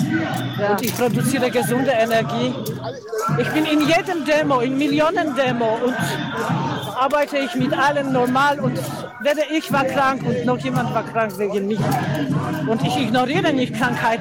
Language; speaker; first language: German; non-native, fluent; Polish